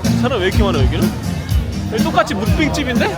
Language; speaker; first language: Korean; native; Korean